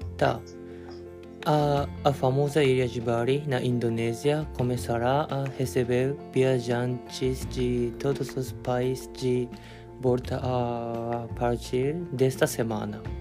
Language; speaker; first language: Portuguese; non-native, learner; Japanese